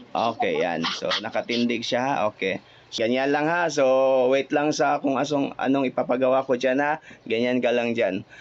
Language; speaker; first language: Filipino; non-native, local second language; Cebuano